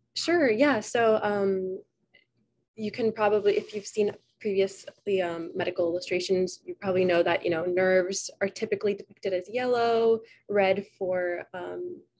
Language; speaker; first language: English; native; English